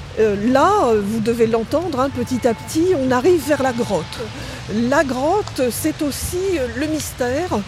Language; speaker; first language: French; native; French